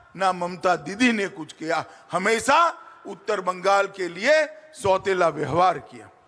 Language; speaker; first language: Hindi; native; Hindi